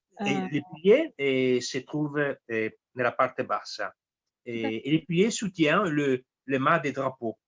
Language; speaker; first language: French; non-native, fluent; Italian